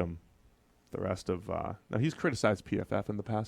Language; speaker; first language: English; native; English